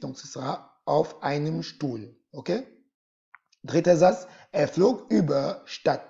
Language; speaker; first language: German; non-native, fluent; French